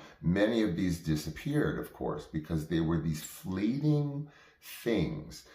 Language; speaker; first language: English; native; English